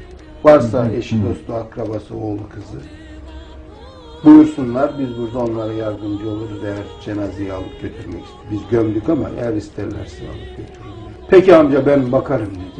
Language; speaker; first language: Turkish; native; Turkish